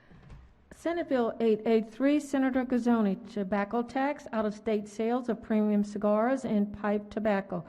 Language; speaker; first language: English; native; English